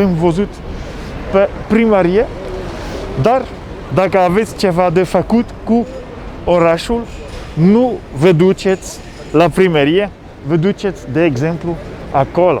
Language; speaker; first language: Romanian; non-native, learner; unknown